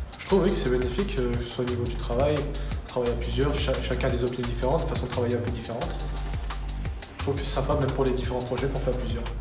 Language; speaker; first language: French; native; French